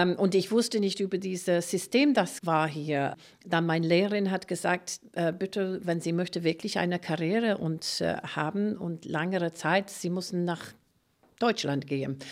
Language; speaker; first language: German; non-native, fluent; English